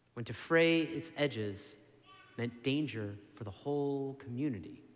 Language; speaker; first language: English; native; English